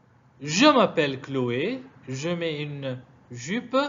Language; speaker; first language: French; non-native, fluent; Arabic